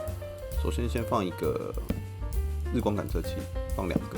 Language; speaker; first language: Chinese; native; Chinese